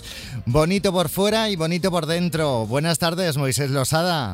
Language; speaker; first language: Spanish; native; Spanish